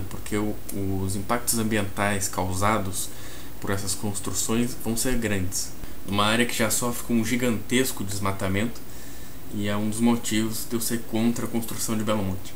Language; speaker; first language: Portuguese; native; Portuguese